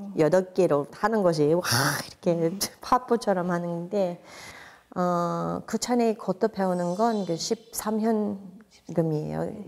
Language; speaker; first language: Korean; non-native, fluent; English